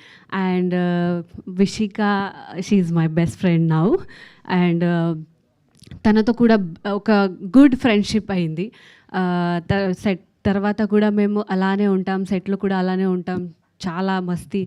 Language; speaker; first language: Telugu; non-native, learner; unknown